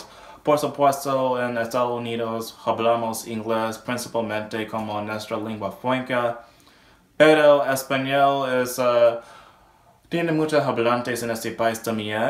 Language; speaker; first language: Spanish; non-native, learner; English